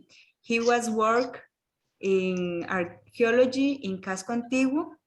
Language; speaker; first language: English; non-native, learner; Spanish